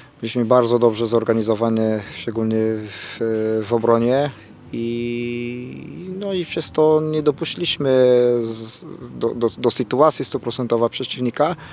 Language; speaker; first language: Polish; non-native, fluent; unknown